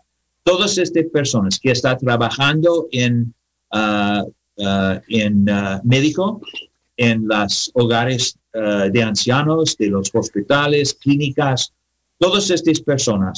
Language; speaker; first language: Spanish; non-native, learner; English